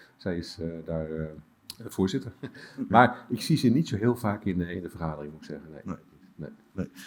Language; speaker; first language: Dutch; native; Dutch